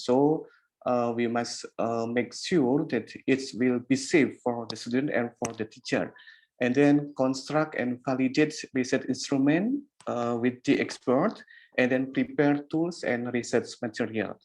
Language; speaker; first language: English; non-native, learner; Indonesian